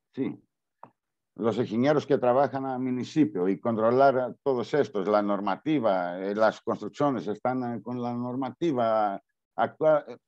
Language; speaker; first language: Spanish; non-native, learner; Greek